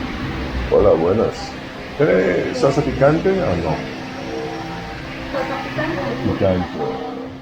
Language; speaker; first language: Spanish; non-native, learner; English